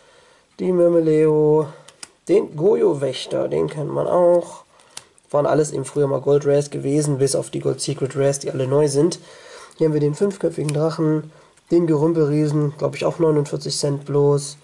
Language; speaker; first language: German; native; German